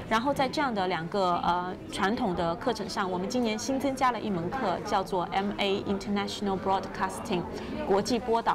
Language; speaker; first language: Chinese; native; Chinese